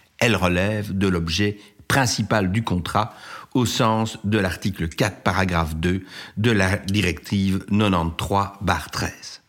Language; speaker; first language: French; native; French